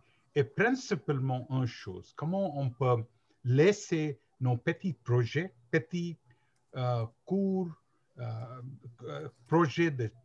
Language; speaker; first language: French; non-native, learner; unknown